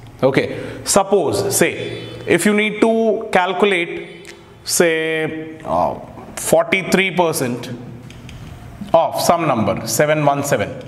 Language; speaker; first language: English; non-native, local second language; Hindi